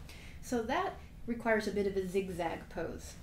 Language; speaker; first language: English; native; English